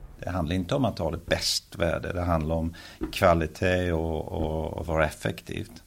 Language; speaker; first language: Swedish; early bilingual, heritage; Swedish